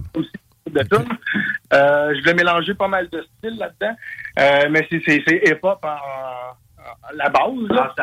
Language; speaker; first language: French; native; French